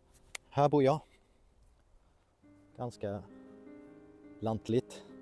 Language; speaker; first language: Swedish; non-native, fluent; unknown